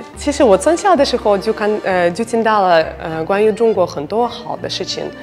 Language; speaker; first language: Chinese; non-native, fluent; Russian